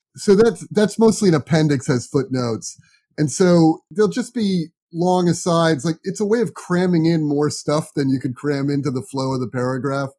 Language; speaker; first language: English; native; English